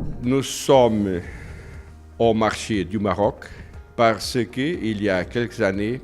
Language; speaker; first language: French; non-native, learner; Portuguese